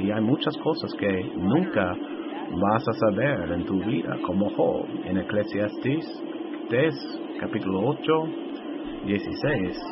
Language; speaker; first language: Spanish; non-native, fluent; English